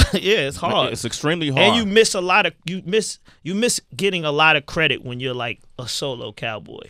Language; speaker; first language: English; native; English